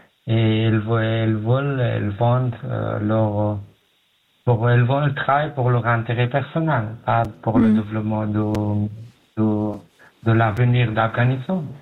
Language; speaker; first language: French; non-native, learner; Pashto